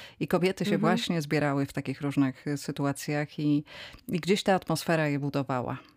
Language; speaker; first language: Polish; native; Polish